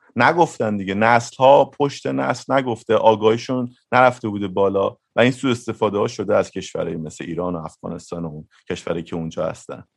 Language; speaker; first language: Persian; native; Persian